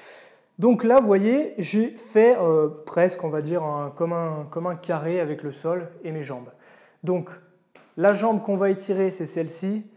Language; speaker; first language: French; native; French